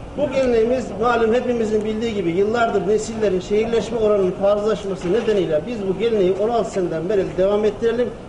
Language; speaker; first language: Turkish; native; Turkish